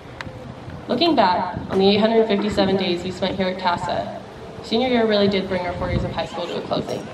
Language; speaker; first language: English; native; English